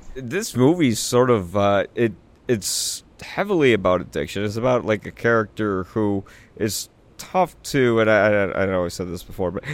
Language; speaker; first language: English; native; English